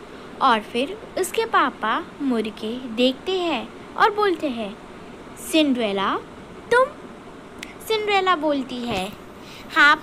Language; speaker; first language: Hindi; native; Hindi